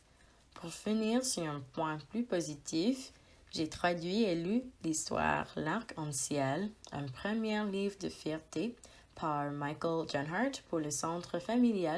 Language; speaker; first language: French; non-native, learner; English